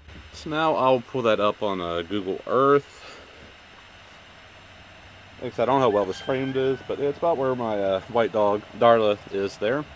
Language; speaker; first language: English; native; English